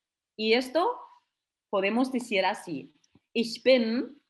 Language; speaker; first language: Spanish; non-native, fluent; German